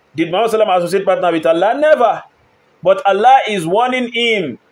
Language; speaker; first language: English; non-native, local second language; Yoruba